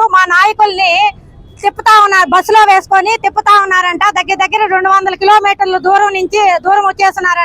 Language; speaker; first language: Telugu; native; Telugu